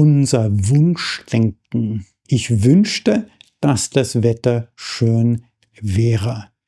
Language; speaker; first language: German; non-native, fluent; English